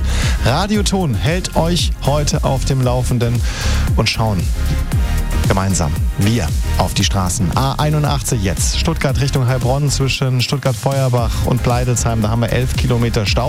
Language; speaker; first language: German; native; German